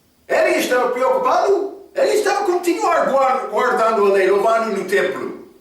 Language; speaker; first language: Portuguese; non-native, fluent; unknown